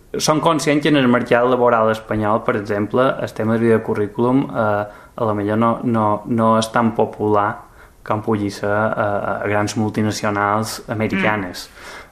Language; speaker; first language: Catalan; native; Catalan